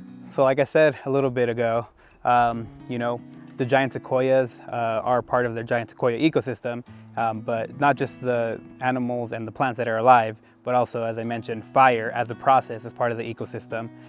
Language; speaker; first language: English; native; English